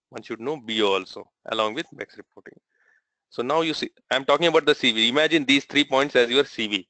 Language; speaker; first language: English; non-native, local second language; Telugu